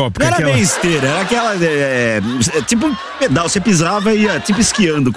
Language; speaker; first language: Portuguese; native; Portuguese